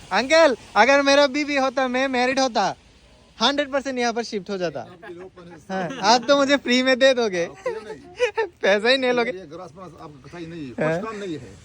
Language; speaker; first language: Hindi; non-native, learner; Bangla